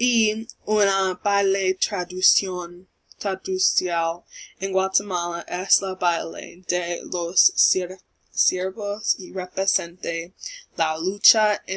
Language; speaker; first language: Spanish; non-native, learner; English